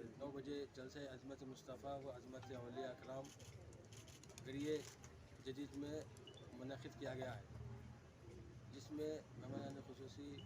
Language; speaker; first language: Urdu; native; Urdu